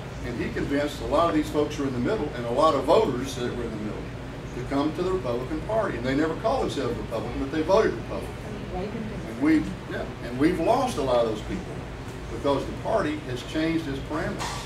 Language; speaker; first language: English; native; English